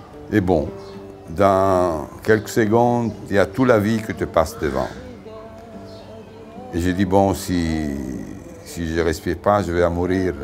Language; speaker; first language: French; non-native, fluent; Italian